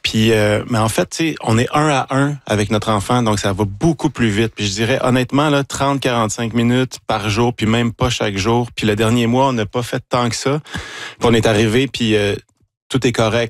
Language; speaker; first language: French; native; French